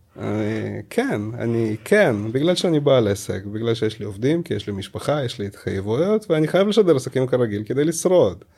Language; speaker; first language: Hebrew; early bilingual, other home language; Russian